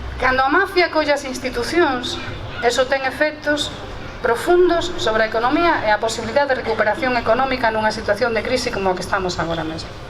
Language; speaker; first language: Galician; non-native, local second language; Spanish